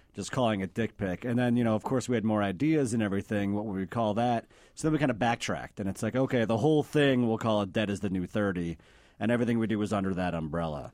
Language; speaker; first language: English; native; English